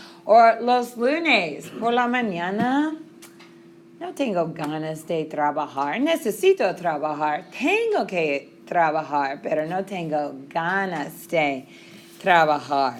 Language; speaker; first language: Spanish; non-native, fluent; English